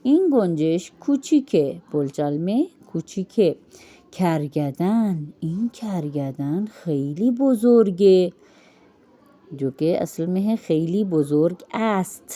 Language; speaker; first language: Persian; non-native, fluent; Urdu